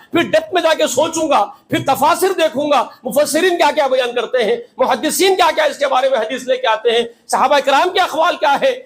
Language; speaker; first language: Urdu; native; Urdu